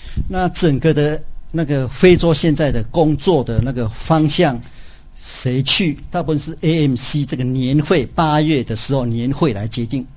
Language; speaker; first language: Chinese; native; Chinese